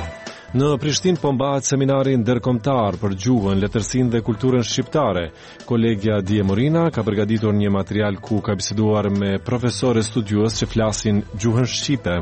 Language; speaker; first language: Albanian; native; Albanian